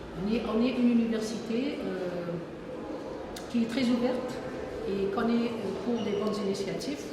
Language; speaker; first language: French; non-native, local second language; Arabic